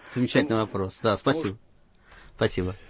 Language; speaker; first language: Russian; native; Russian